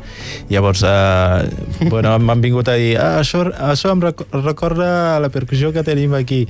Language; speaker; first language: Catalan; non-native, fluent; Mandingo